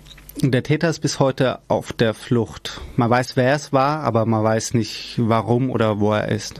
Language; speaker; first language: German; early bilingual, other home language; Persian